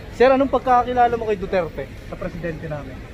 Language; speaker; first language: Filipino; native; Filipino